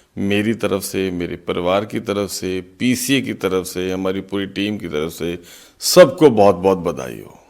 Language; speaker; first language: Hindi; non-native, local second language; Punjabi